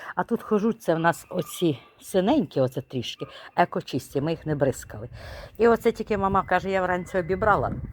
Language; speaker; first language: Ukrainian; native; Ukrainian